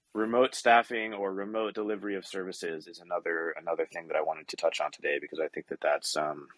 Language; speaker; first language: English; native; English